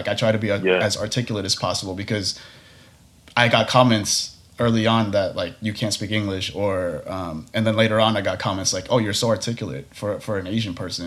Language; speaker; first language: English; native; English